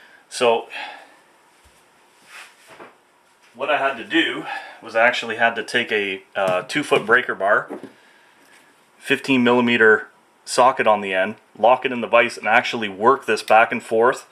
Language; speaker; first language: English; native; English